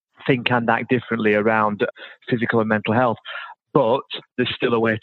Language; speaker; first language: English; native; English